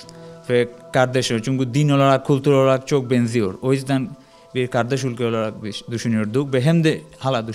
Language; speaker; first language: Turkish; non-native, learner; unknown